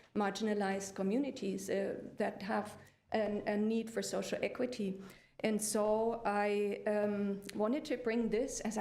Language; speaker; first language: English; early bilingual, other home language; German